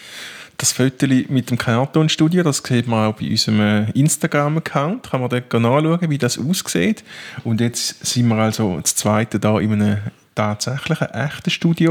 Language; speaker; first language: German; native; German